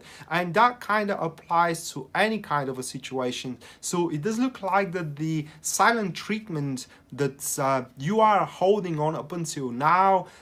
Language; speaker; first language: English; non-native, fluent; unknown